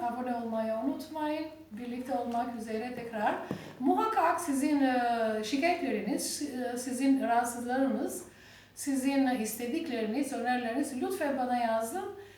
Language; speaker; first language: Turkish; non-native, fluent; Albanian